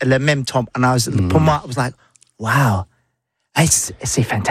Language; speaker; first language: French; non-native, learner; English